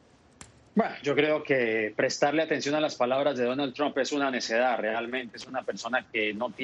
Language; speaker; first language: Spanish; native; Spanish